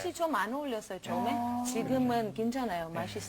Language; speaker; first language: Korean; non-native, learner; Romanian